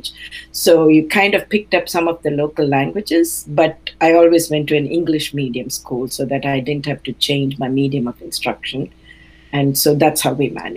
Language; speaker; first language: English; non-native, local second language; Telugu